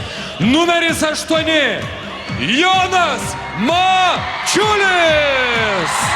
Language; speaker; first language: Lithuanian; native; Lithuanian